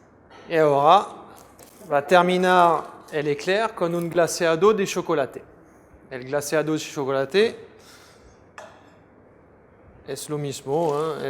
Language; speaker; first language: Spanish; non-native, fluent; French